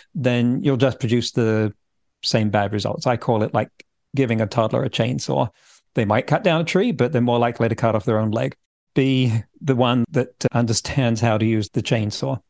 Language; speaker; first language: English; native; English